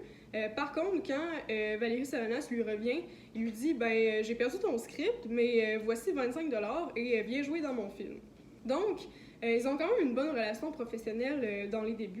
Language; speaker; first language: French; native; French